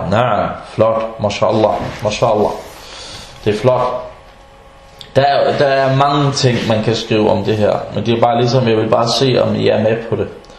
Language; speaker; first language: Danish; early bilingual, other home language; Arabic